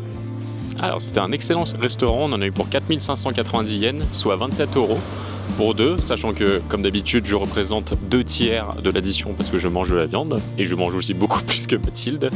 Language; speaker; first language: French; native; French